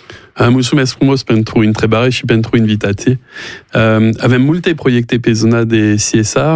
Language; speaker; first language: Romanian; non-native, learner; French